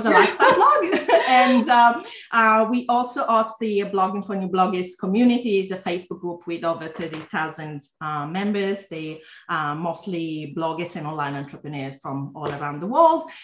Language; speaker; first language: English; non-native, fluent; Italian